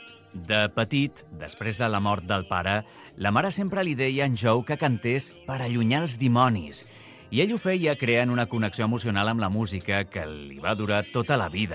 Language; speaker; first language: Catalan; native; Catalan